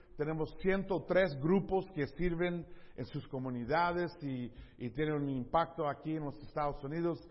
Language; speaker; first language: Spanish; early bilingual, heritage; Spanish